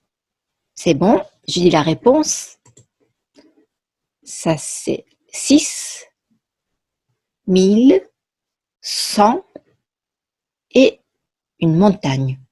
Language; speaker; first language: French; non-native, fluent; Japanese